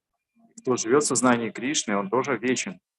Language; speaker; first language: Russian; native; Russian